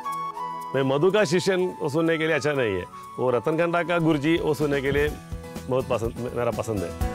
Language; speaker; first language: Hindi; non-native, local second language; Malayalam